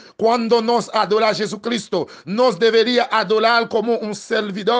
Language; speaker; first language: Spanish; non-native, learner; Haitian Creole